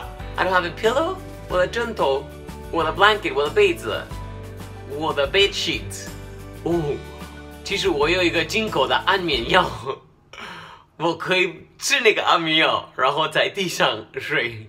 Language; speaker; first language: Chinese; non-native, fluent; Spanish